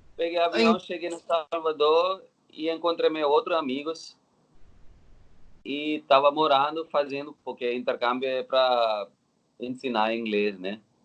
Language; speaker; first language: Portuguese; non-native, learner; Telugu